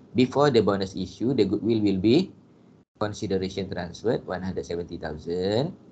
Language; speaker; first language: English; non-native, local second language; Malay